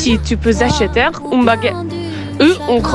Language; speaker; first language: French; non-native, learner; Czech